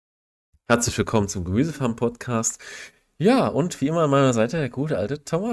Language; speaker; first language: German; native; German